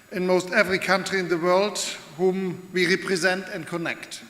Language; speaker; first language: English; non-native, fluent; German